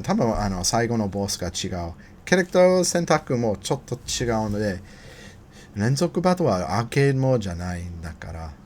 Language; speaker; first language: Japanese; non-native, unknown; English